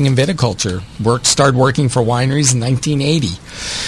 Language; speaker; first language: English; native; English